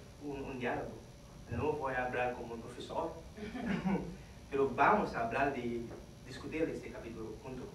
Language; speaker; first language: Spanish; non-native, fluent; Haitian Creole